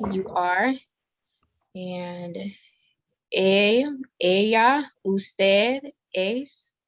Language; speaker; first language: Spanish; non-native, learner; English